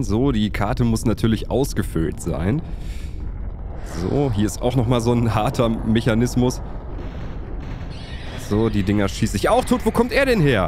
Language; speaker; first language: German; native; German